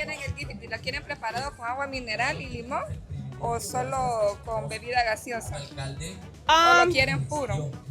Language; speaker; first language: Spanish; native; Spanish